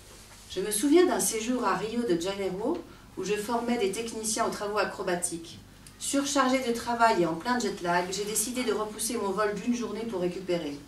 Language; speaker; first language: French; native; French